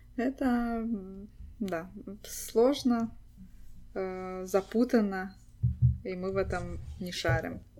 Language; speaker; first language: Russian; native; Russian